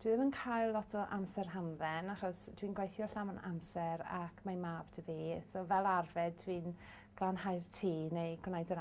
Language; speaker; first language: Welsh; non-native, local second language; English